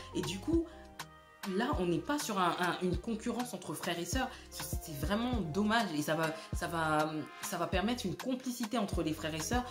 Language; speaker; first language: French; early bilingual, other home language; Lingala